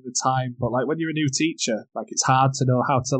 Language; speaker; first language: English; native; English